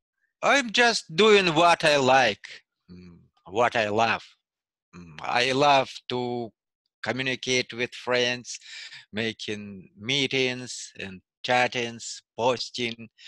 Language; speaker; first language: English; non-native, fluent; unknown